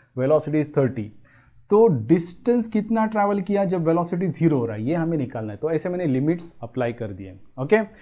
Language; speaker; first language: Hindi; non-native, local second language; Marathi